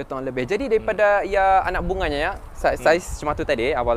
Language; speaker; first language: Malay; native; Malay